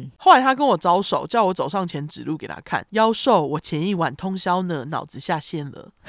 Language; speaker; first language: Chinese; native; Chinese